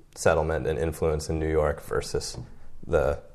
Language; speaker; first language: English; native; English